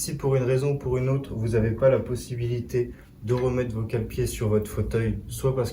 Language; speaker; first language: French; native; French